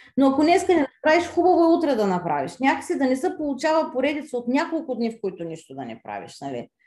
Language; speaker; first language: Bulgarian; native; Bulgarian